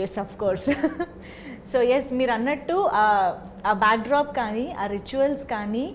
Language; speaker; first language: Telugu; native; Telugu